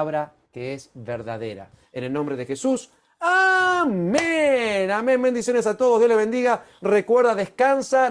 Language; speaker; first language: Spanish; native; Spanish